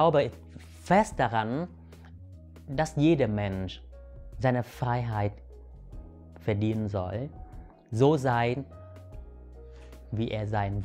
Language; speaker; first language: German; early bilingual, other home language; Vietnamese